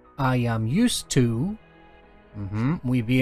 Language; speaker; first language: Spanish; non-native, fluent; English